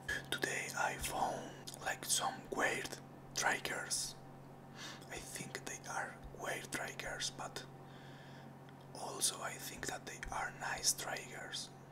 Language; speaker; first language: English; non-native, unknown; Spanish